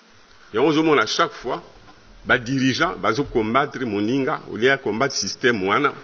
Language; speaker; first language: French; non-native, local second language; Lingala